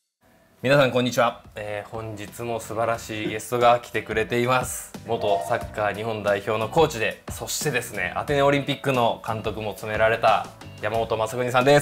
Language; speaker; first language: Japanese; native; Japanese